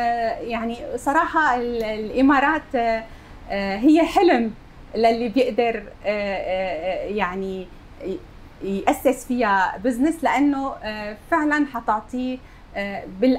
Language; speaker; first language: Arabic; native; Arabic